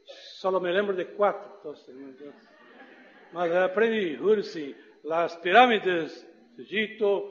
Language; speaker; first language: Portuguese; non-native, fluent; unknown